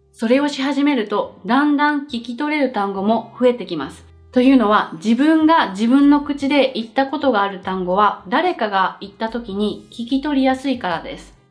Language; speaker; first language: Japanese; native; Japanese